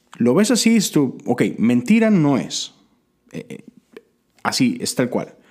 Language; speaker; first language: Spanish; native; Spanish